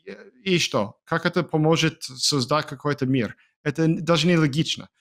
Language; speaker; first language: Ukrainian; non-native, learner; English